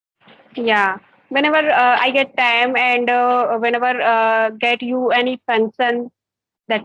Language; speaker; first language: English; non-native, learner; Hindi